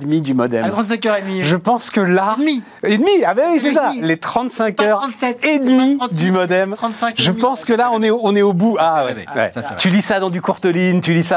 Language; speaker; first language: French; native; French